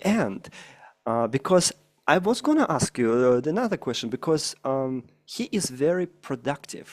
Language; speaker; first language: English; non-native, fluent; Russian